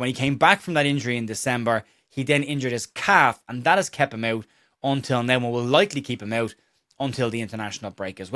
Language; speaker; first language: English; native; English